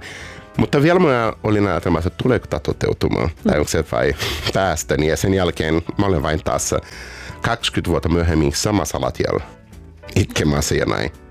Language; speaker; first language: Finnish; non-native, fluent; Portuguese